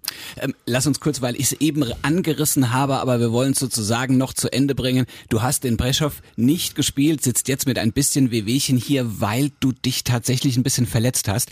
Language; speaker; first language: German; native; German